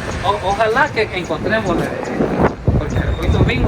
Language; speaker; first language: Spanish; native; Spanish